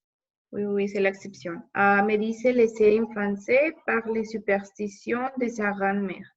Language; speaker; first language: French; non-native, learner; Spanish